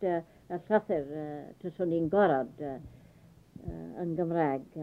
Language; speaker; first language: Welsh; early bilingual, heritage; Welsh